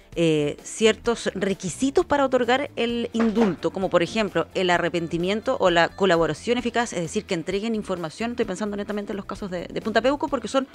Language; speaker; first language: Spanish; native; Spanish